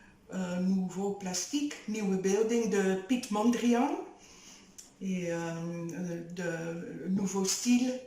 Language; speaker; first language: French; non-native, fluent; Dutch